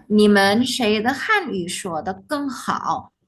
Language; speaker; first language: Chinese; non-native, fluent; Indonesian